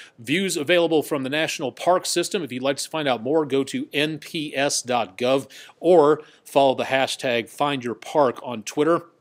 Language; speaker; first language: English; native; English